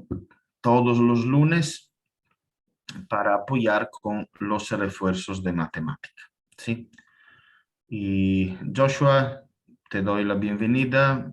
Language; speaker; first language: Spanish; non-native, fluent; Italian